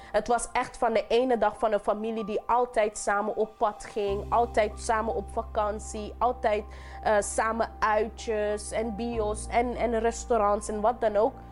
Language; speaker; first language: Dutch; non-native, local second language; English